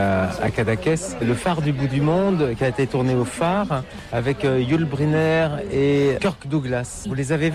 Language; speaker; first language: French; native; French